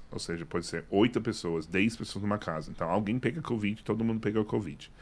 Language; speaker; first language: Portuguese; non-native, fluent; English